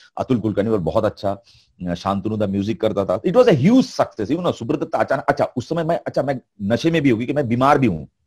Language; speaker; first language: Hindi; non-native, local second language; Bangla